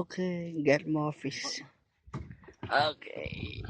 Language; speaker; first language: English; non-native, learner; Vietnamese